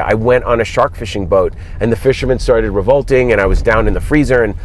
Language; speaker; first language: English; native; English